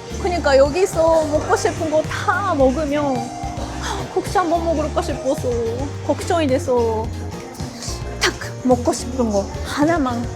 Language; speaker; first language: Korean; non-native, fluent; Japanese